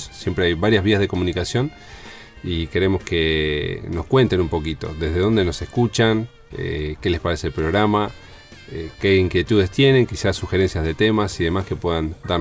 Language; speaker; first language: Spanish; native; Spanish